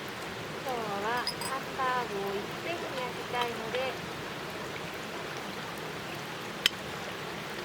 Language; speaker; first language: Japanese; native; Japanese